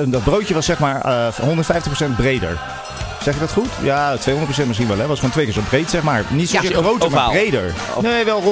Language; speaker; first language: Dutch; native; Dutch